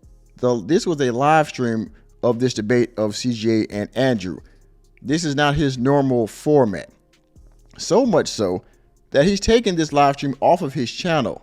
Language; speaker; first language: English; native; English